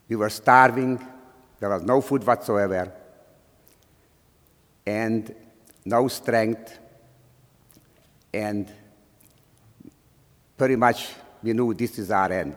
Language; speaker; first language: English; non-native, fluent; Slovak